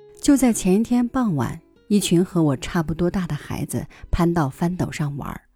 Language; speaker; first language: Chinese; native; Chinese